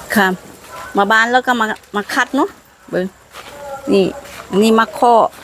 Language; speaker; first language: Thai; native; Thai